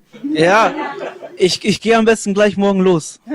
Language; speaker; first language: German; native; German